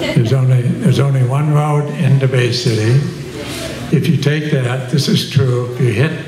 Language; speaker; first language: English; native; English